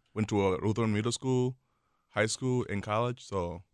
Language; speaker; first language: English; non-native, local second language; Swahili